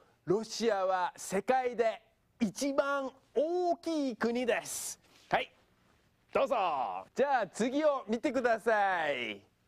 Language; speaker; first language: Japanese; non-native, fluent; English